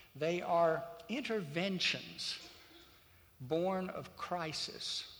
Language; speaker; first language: English; native; English